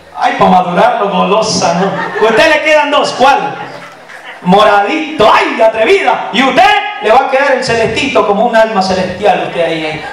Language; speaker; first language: Spanish; native; Spanish